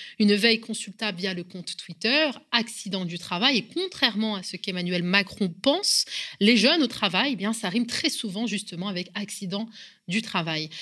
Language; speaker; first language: French; native; French